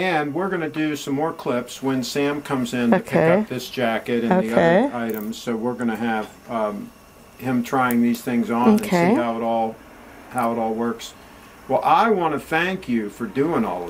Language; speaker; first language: English; native; English